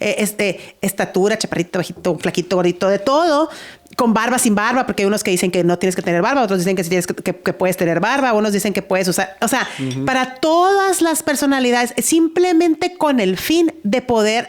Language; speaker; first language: Spanish; native; Spanish